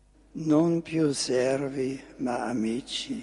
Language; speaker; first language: Italian; non-native, fluent; German